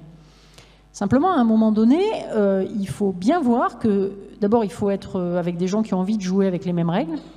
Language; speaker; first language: French; native; French